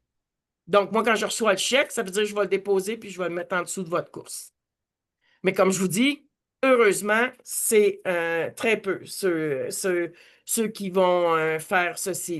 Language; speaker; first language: French; native; French